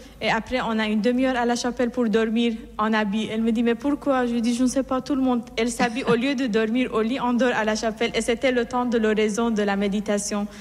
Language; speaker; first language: French; non-native, fluent; Assyrian Neo-Aramaic